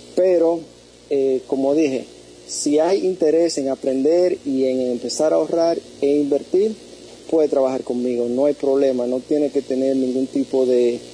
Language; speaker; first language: Spanish; early bilingual, heritage; Spanish